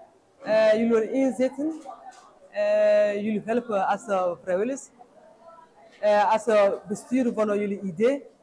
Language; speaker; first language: Dutch; non-native, learner; French